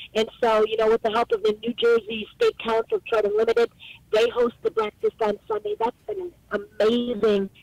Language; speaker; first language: English; native; English